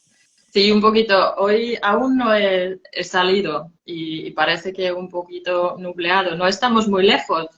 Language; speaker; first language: Spanish; non-native, fluent; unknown